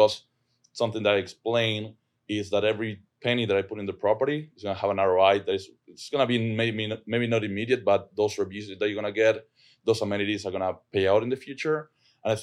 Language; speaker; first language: English; non-native, fluent; Spanish